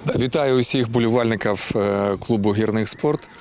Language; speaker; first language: Ukrainian; non-native, local second language; Russian